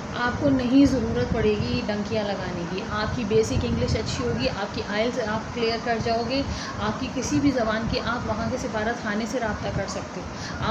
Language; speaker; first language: Urdu; native; Urdu